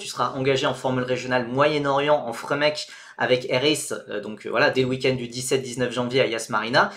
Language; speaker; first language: French; native; French